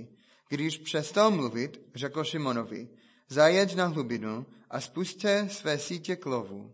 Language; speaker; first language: Czech; non-native, fluent; English